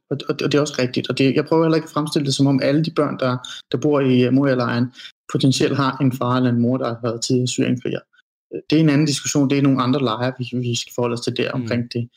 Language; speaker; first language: Danish; early bilingual, other home language; Persian